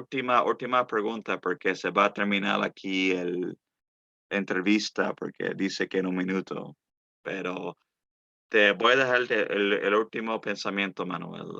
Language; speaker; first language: Spanish; early bilingual, heritage; Spanish